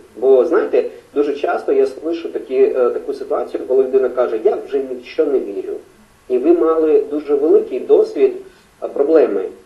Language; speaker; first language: Ukrainian; non-native, local second language; Russian